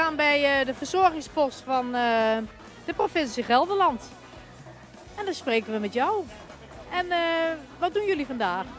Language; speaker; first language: Dutch; native; Dutch